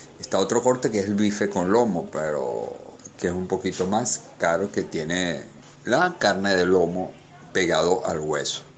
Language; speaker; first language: Spanish; native; Spanish